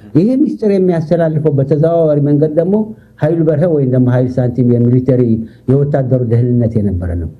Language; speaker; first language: Amharic; non-native, local second language; Tigrinya